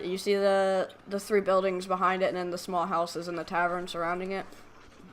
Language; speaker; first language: English; native; English